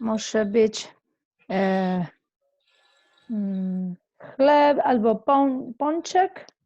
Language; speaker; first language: Polish; non-native, fluent; Spanish